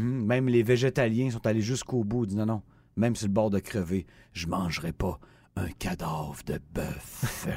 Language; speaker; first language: French; native; French